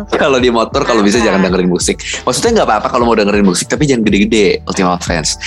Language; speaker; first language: Indonesian; native; Indonesian